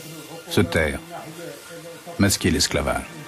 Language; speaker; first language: French; native; French